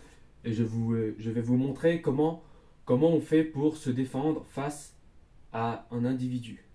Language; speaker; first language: French; native; French